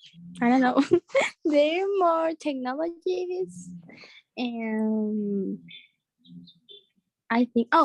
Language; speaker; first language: English; non-native, learner; Spanish